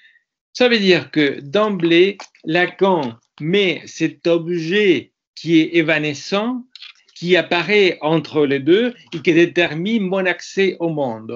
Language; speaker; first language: French; non-native, fluent; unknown